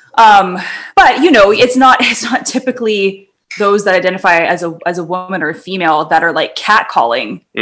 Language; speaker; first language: English; native; English